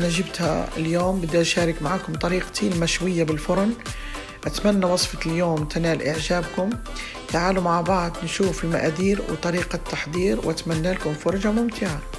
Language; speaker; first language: Arabic; native; Arabic